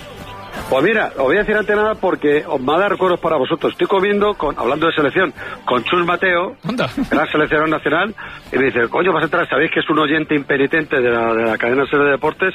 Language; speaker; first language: Spanish; native; Spanish